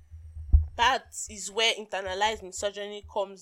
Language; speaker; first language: English; non-native, local second language; Yoruba